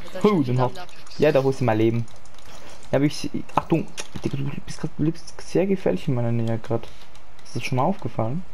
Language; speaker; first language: German; native; German